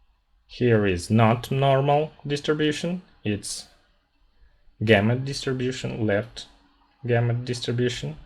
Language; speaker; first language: English; non-native, fluent; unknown